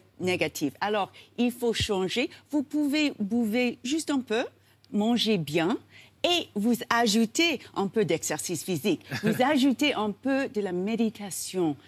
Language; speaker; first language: French; non-native, learner; English